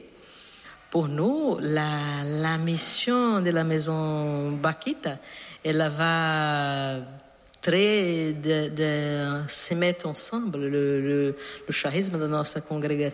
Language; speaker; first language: French; non-native, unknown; Portuguese